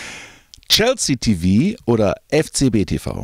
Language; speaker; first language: German; native; German